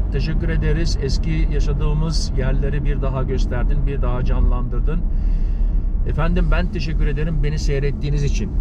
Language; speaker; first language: Turkish; early bilingual, heritage; Turkish